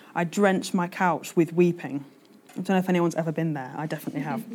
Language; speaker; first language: English; native; English